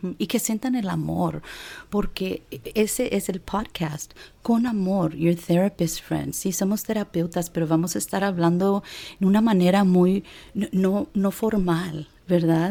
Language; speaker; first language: Spanish; early bilingual, heritage; Spanish